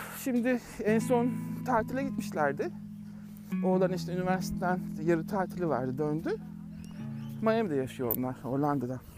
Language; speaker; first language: Turkish; native; Turkish